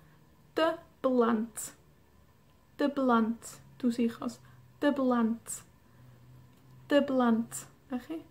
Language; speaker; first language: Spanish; non-native, fluent; Welsh